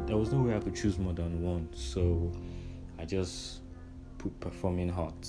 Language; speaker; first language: English; non-native, local second language; Yoruba